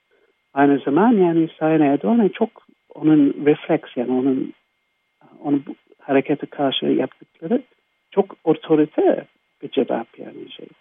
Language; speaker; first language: Turkish; non-native, fluent; English